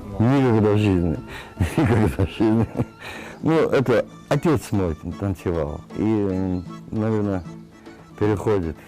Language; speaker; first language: Russian; non-native, local second language; Georgian